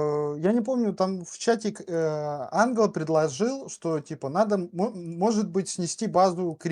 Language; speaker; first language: Russian; native; Russian